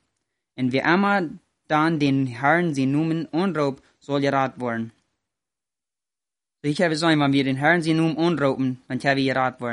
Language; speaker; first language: German; non-native, learner; Plautdietsch